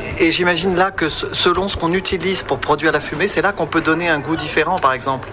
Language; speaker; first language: French; native; French